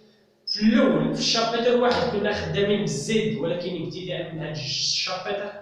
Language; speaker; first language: Arabic; native; Arabic